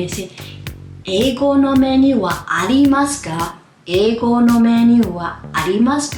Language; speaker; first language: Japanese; non-native, fluent; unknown